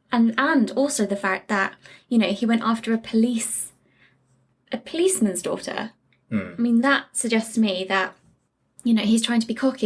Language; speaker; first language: English; native; English